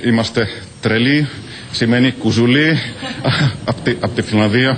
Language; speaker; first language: Greek; non-native, fluent; Finnish